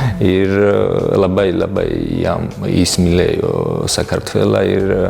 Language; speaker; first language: Lithuanian; non-native, fluent; Georgian